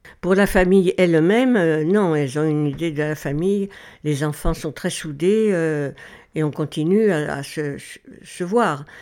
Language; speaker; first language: French; native; French